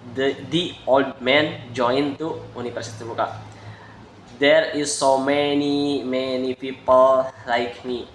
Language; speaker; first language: English; non-native, learner; Indonesian